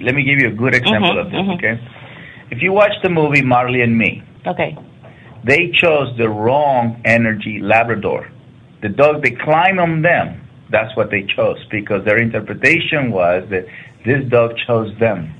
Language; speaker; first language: English; non-native, fluent; Spanish